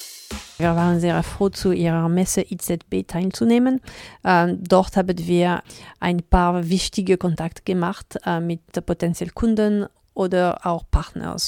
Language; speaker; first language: German; non-native, learner; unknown